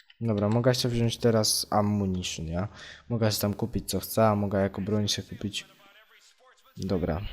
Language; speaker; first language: Polish; native; Polish